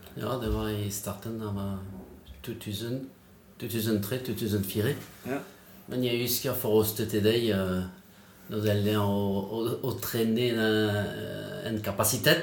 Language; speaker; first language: Norwegian; non-native, fluent; French